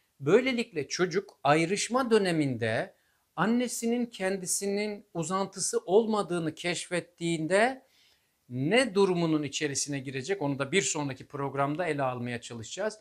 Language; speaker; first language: Turkish; native; Turkish